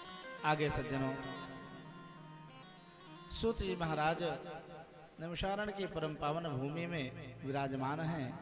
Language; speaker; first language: Hindi; native; Hindi